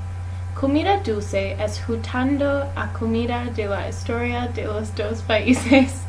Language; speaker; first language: Spanish; non-native, learner; English